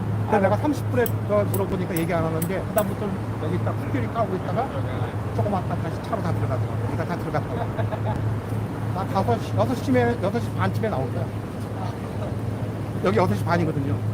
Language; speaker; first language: Korean; native; Korean